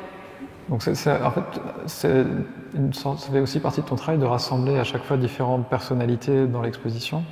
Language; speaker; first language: French; native; French